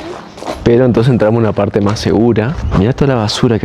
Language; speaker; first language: Spanish; native; Spanish